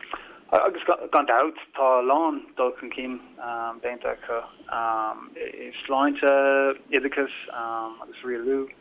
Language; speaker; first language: Irish; non-native, local second language; English